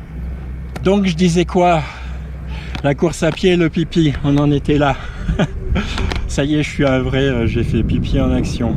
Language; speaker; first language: French; native; French